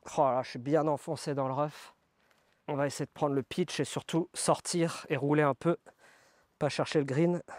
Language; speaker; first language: French; native; French